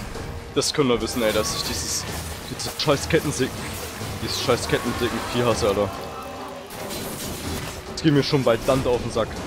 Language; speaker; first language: German; native; German